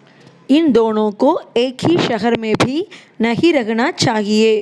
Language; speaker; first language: Hindi; non-native, local second language; Tamil